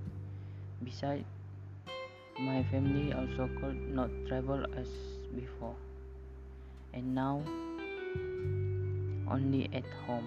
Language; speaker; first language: English; non-native, local second language; Malay